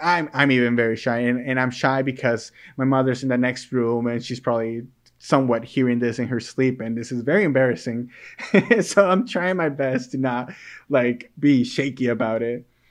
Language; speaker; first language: English; early bilingual, other home language; Spanish